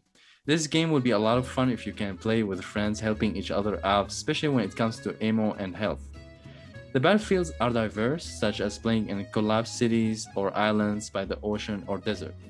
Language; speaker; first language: English; non-native, fluent; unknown